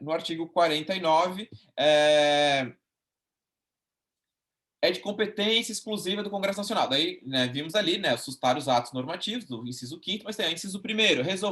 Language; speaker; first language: Portuguese; native; Portuguese